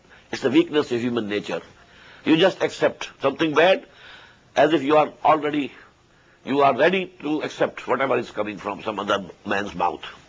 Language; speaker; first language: English; non-native, local second language; Urdu